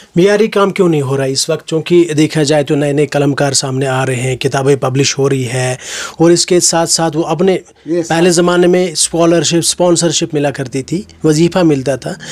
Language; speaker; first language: Hindi; non-native, local second language; Kashmiri